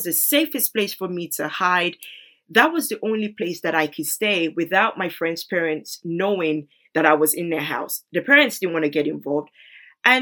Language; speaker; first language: English; non-native, local second language; Yoruba